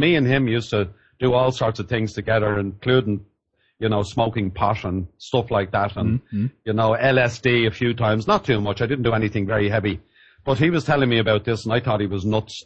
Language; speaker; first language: English; native; English